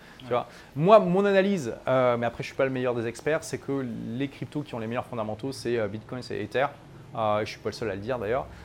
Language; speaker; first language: French; native; French